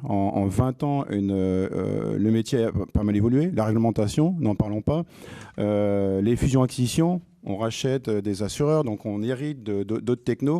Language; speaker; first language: French; native; French